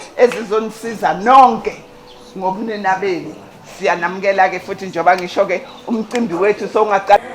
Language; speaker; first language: Zulu; native; Zulu